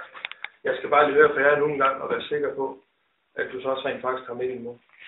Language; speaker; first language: Danish; native; Danish